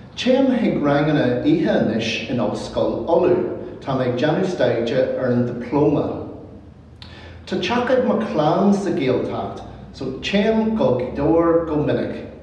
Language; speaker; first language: Irish; non-native, local second language; English